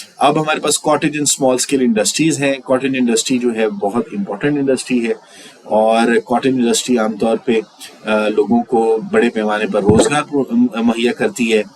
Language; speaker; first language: Urdu; native; Urdu